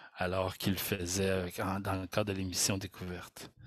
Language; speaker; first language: French; native; French